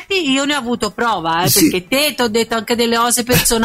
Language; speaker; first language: Italian; native; Italian